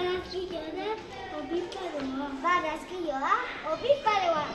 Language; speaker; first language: Basque; non-native, local second language; Spanish